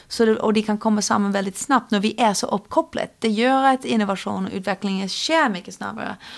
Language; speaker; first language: Swedish; non-native, fluent; English